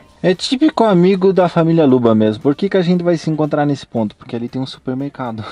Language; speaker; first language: Portuguese; native; Portuguese